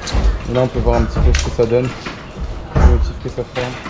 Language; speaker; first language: French; native; French